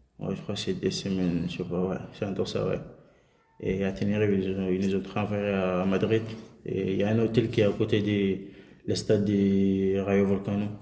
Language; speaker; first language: French; non-native, local second language; Soninke